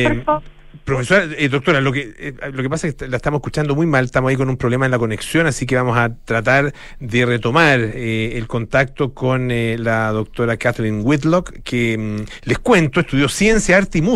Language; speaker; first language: Spanish; native; Spanish